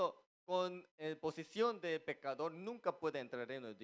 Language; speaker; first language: Spanish; non-native, fluent; Korean